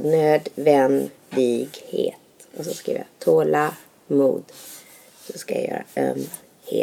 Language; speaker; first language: Swedish; native; Swedish